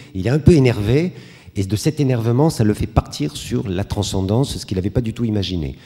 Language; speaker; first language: French; native; French